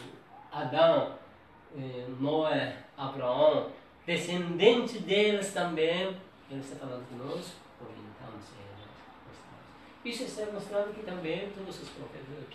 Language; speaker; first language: Portuguese; non-native, learner; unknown